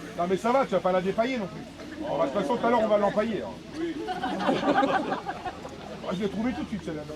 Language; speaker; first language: French; native; French